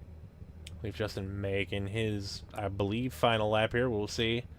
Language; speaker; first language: English; native; English